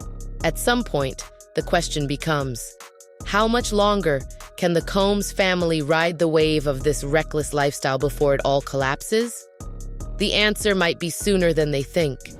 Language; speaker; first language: English; native; English